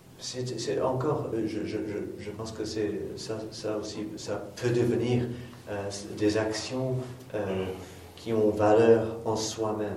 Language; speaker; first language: French; non-native, fluent; English